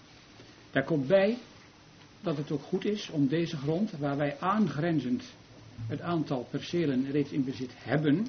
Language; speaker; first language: Dutch; native; Dutch